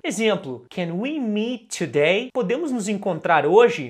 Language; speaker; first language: Portuguese; native; Portuguese